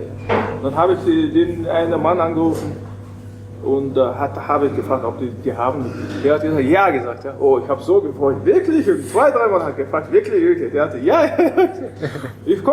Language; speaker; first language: German; non-native, learner; Mongolian